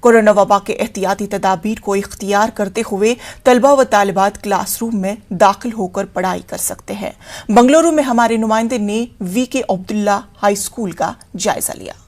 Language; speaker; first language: Hindi; native; Hindi